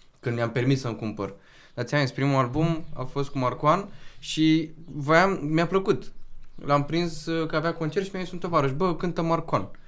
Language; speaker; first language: Romanian; native; Romanian